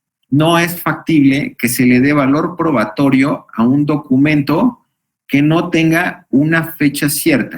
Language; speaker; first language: Spanish; native; Spanish